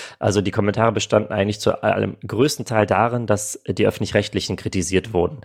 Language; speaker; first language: German; early bilingual, other home language; Armenian